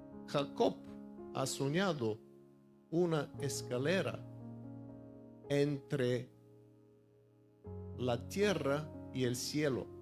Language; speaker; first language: Spanish; non-native, fluent; Bulgarian